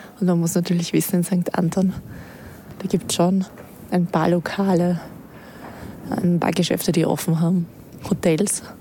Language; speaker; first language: German; native; German